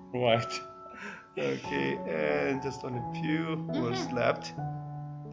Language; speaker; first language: English; non-native, learner; Korean